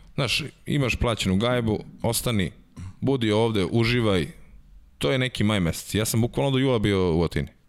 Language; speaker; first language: Serbian; native; Serbian